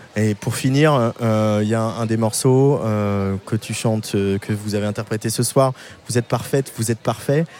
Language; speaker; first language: French; native; French